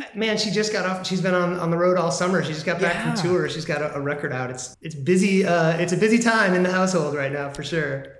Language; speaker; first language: English; native; English